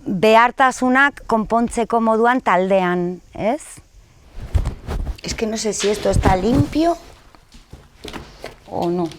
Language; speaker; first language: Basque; non-native, local second language; Spanish